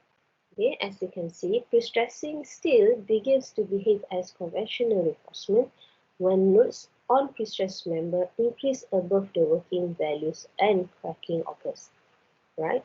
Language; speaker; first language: English; non-native, local second language; Malay